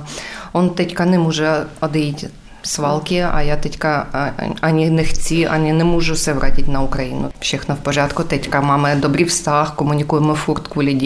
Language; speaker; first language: Czech; non-native, fluent; Ukrainian